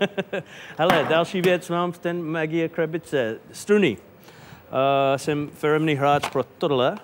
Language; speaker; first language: Czech; non-native, fluent; English